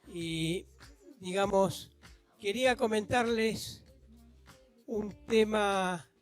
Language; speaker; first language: Spanish; native; Spanish